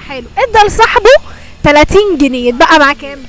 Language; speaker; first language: Arabic; native; Arabic